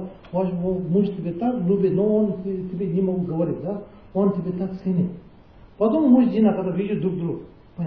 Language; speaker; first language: Russian; non-native, learner; Tibetan